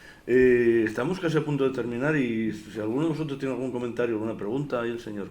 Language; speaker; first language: Spanish; native; Spanish